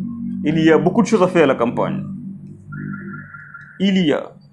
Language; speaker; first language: French; non-native, fluent; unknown